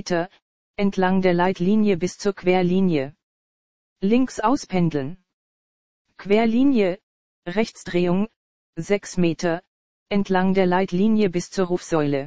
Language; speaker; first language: German; native; German